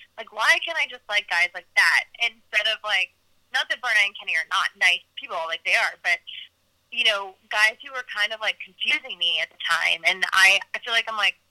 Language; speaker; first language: English; native; English